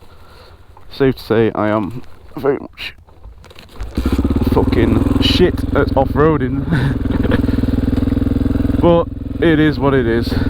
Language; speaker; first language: English; native; English